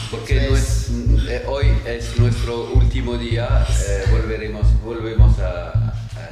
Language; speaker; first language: Spanish; non-native, learner; French